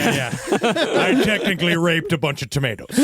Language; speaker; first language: English; native; English